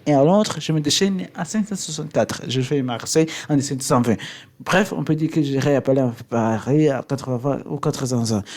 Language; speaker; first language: French; non-native, learner; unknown